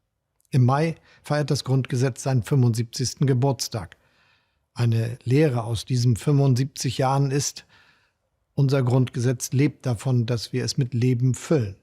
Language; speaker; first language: German; native; German